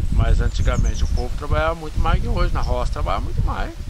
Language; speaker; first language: Portuguese; native; Portuguese